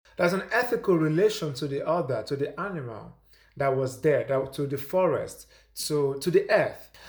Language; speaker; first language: English; non-native, local second language; Igbo